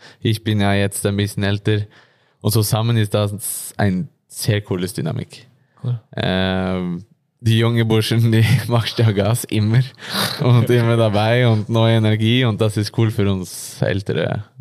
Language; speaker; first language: German; non-native, learner; Norwegian